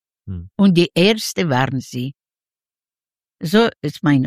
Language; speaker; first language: German; non-native, learner; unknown